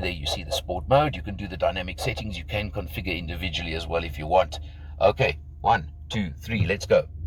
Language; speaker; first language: English; native; English